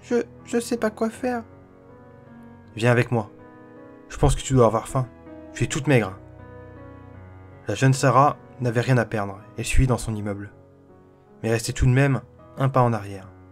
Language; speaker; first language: French; native; French